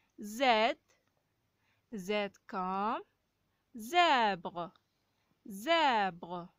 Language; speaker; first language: French; non-native, local second language; Arabic